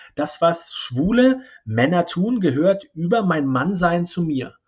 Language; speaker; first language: German; native; German